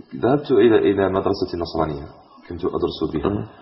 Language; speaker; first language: Arabic; non-native, fluent; English